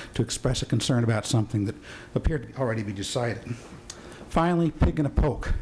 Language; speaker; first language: English; native; English